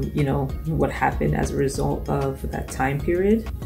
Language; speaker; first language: English; native; English